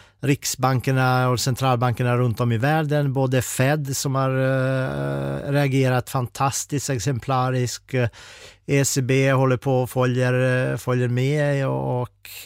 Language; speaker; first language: Swedish; non-native, fluent; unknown